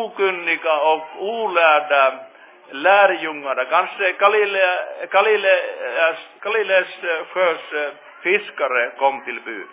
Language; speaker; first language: Swedish; non-native, fluent; Finnish